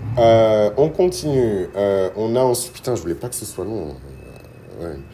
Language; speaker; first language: French; early bilingual, other home language; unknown